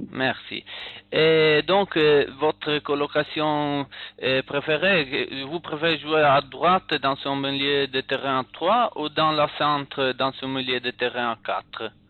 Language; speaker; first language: French; non-native, learner; Italian